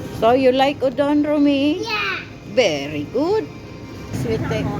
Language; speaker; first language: English; non-native, local second language; Filipino